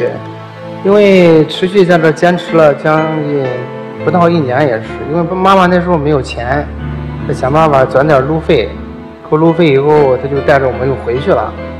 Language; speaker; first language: Chinese; native; Chinese